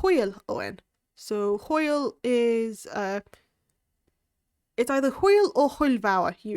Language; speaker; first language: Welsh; non-native, learner; English